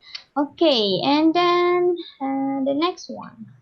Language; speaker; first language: English; non-native, learner; Indonesian